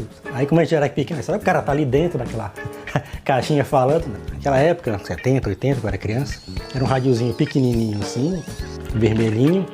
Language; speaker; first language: Portuguese; native; Portuguese